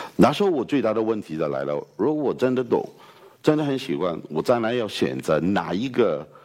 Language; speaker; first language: Chinese; non-native, fluent; Cantonese